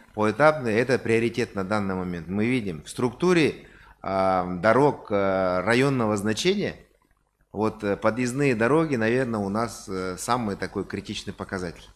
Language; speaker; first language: Russian; non-native, local second language; Kazakh